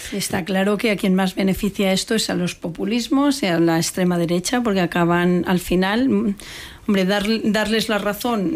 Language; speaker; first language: Spanish; native; Spanish